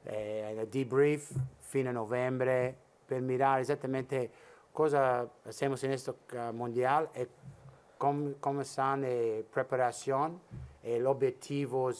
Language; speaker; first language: Italian; non-native, learner; English